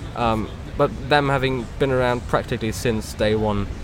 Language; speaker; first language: English; non-native, fluent; German